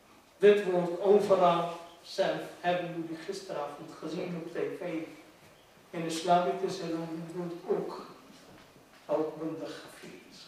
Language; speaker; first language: Dutch; non-native, fluent; Urdu